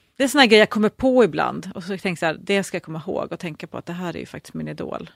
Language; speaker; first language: Swedish; native; Swedish